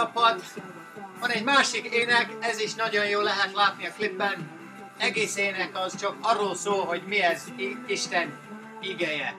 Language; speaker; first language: Hungarian; non-native, fluent; English